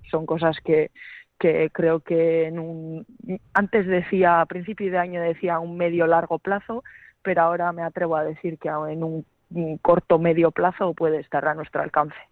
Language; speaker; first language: Spanish; native; Spanish